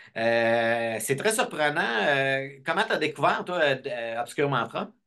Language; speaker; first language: French; native; French